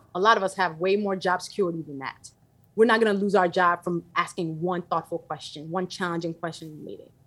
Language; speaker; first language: English; early bilingual, other home language; Yoruba